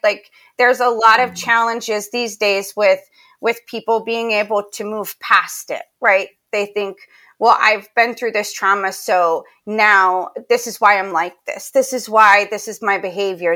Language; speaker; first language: English; native; English